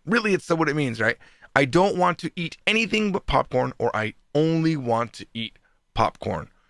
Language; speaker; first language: English; native; English